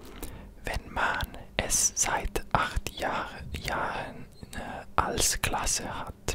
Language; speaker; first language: German; non-native, learner; English